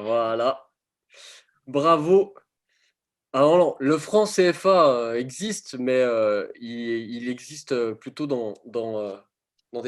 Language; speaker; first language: French; native; French